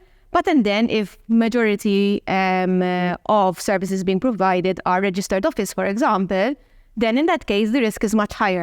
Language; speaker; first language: English; non-native, local second language; Maltese